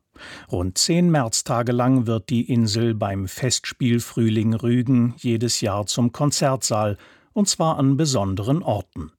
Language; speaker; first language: German; native; German